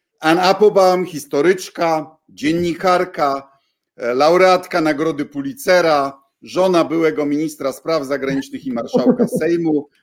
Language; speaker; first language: Polish; native; Polish